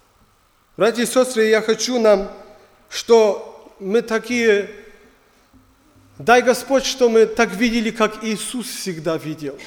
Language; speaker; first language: Russian; non-native, learner; German